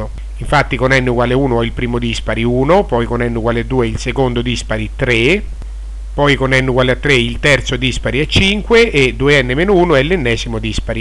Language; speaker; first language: Italian; native; Italian